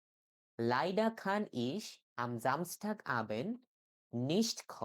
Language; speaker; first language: German; non-native, learner; Bangla